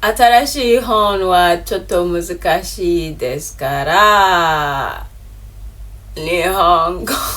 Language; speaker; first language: Japanese; non-native, learner; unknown